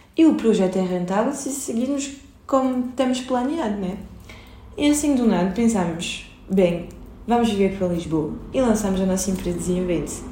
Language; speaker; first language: Portuguese; early bilingual, heritage; Portuguese